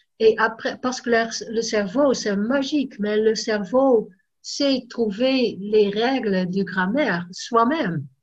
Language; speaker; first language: French; non-native, fluent; Dutch